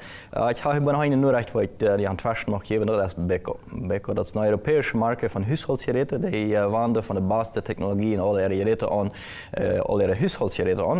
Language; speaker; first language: German; non-native, local second language; Plautdietsch